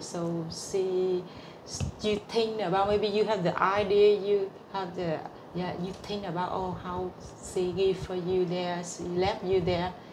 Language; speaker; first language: English; non-native, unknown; Vietnamese